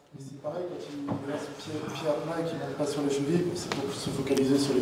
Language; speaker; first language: French; native; French